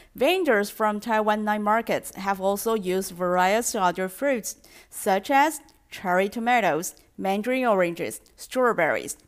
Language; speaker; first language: English; non-native, fluent; Chinese